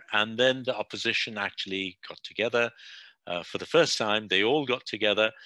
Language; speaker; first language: English; non-native, local second language; Bangla